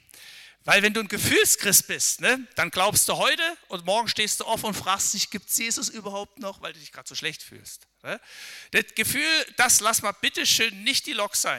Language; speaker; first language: German; native; German